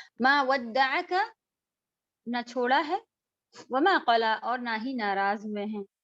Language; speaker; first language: Urdu; native; Urdu